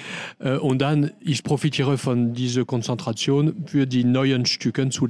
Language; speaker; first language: German; non-native, learner; French